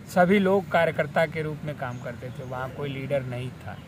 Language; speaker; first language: Hindi; native; Hindi